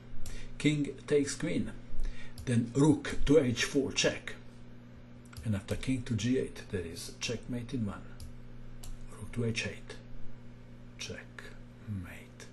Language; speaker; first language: English; non-native, fluent; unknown